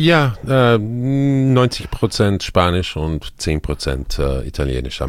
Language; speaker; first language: German; non-native, fluent; Croatian